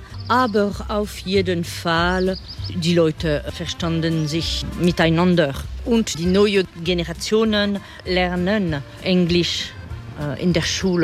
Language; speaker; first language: German; non-native, fluent; French